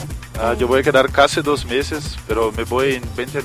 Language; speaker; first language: Spanish; non-native, learner; Portuguese